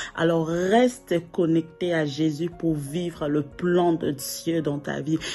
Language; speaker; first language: French; non-native, local second language; Lingala